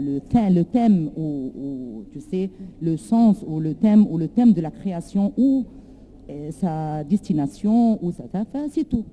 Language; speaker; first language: French; non-native, learner; Arabic